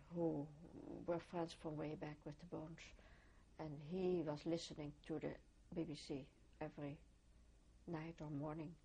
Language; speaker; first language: English; non-native, fluent; Dutch